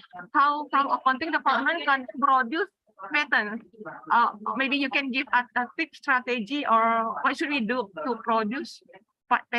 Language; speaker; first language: English; non-native, learner; Indonesian